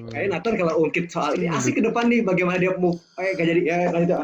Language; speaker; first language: Indonesian; native; Indonesian